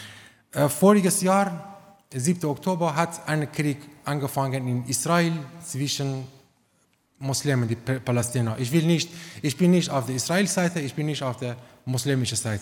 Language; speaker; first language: German; non-native, learner; Romanian